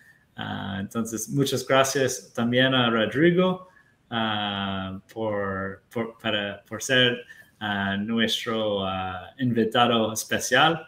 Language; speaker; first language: Spanish; non-native, fluent; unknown